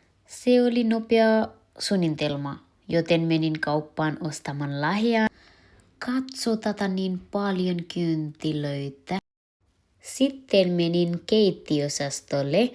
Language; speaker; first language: Finnish; non-native, learner; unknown